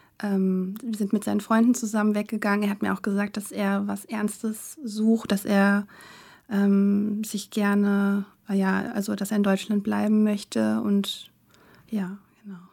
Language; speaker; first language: German; native; German